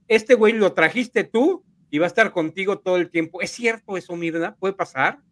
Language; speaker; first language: Spanish; native; Spanish